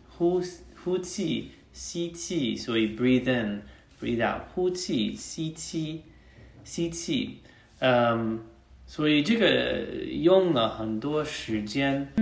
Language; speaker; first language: Chinese; non-native, learner; English